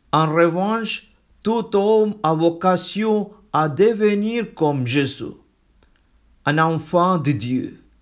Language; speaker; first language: French; non-native, fluent; Malayalam